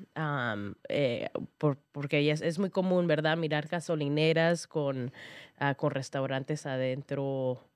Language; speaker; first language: Spanish; early bilingual, heritage; Spanish